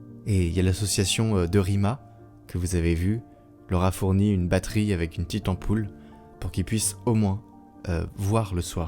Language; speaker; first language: French; native; French